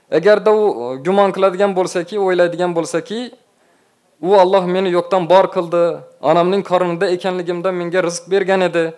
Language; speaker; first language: Uzbek; native; Uzbek